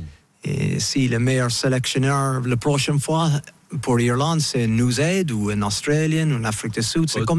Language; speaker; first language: French; non-native, fluent; English